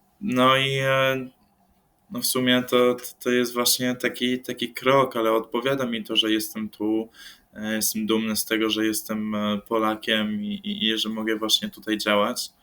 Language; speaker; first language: Polish; early bilingual, heritage; English